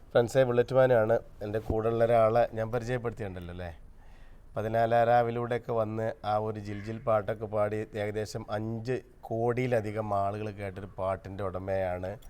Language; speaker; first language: Malayalam; native; Malayalam